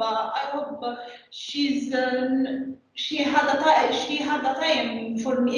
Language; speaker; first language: English; non-native, learner; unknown